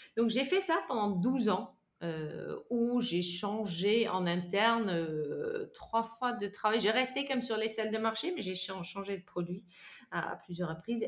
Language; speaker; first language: French; non-native, fluent; Dutch